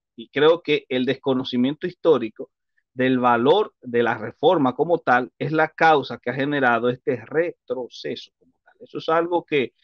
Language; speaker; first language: Spanish; native; Spanish